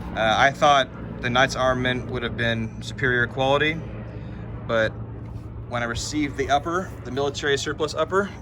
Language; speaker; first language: English; native; English